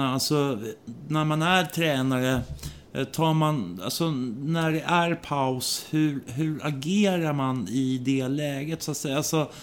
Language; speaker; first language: Swedish; native; Swedish